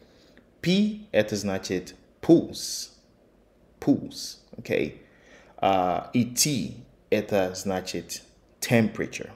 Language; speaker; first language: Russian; non-native, fluent; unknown